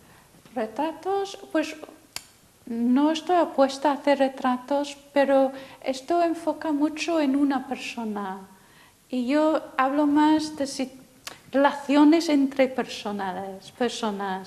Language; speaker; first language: Spanish; non-native, fluent; English